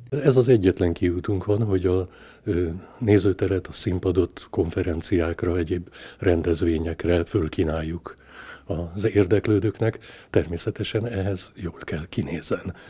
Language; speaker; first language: Hungarian; native; Hungarian